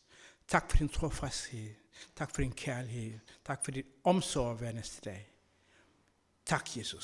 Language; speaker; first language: Danish; non-native, learner; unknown